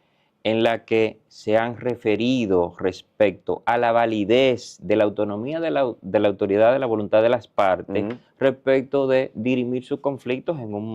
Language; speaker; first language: Spanish; native; Spanish